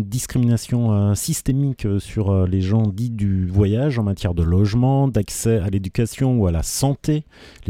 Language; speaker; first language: French; native; French